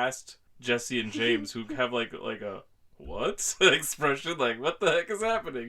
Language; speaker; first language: English; native; English